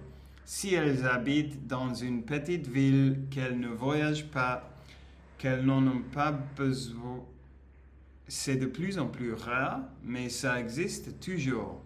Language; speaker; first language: French; non-native, learner; Spanish